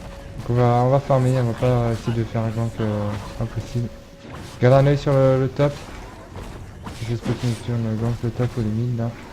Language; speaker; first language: French; native; French